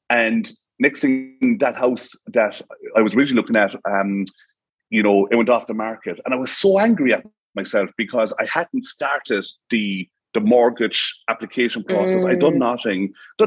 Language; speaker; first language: English; native; English